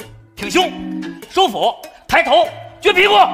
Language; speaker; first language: Chinese; native; Chinese